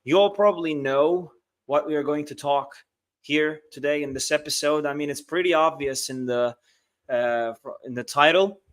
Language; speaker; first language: English; non-native, fluent; Turkish